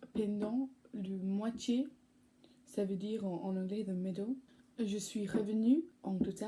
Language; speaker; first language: French; non-native, fluent; English